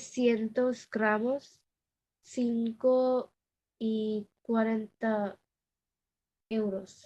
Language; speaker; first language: Spanish; non-native, learner; Bangla